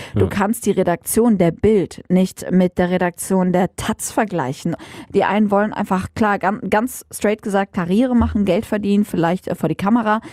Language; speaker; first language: German; early bilingual, other home language; Arabic